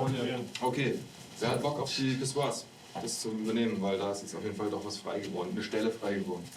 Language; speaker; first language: German; native; German